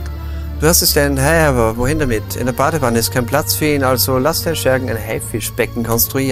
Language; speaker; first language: German; native; German